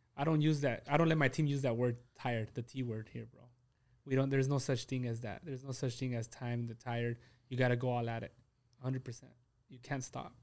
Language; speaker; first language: English; early bilingual, other home language; Spanish